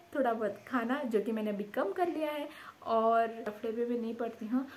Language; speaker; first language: Hindi; non-native, local second language; Konkani